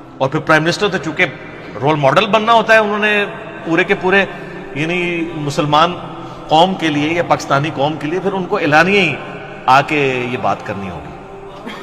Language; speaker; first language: Urdu; non-native, local second language; Punjabi